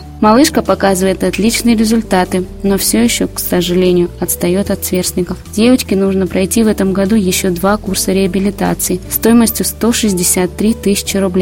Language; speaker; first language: Russian; native; Russian